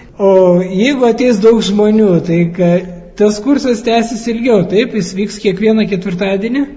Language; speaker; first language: Lithuanian; native; Lithuanian